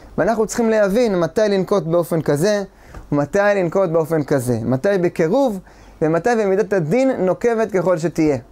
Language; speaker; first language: Hebrew; native; Hebrew